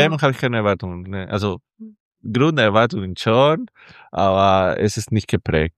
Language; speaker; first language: German; non-native, fluent; Spanish